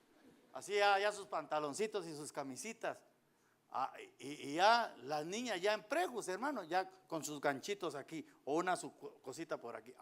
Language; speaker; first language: Spanish; native; Spanish